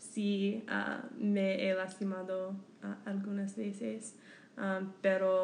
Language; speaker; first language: Spanish; non-native, learner; English